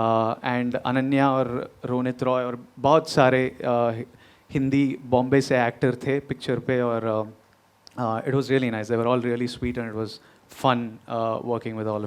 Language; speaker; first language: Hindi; non-native, local second language; Telugu